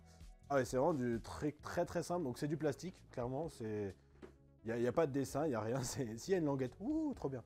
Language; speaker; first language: French; native; French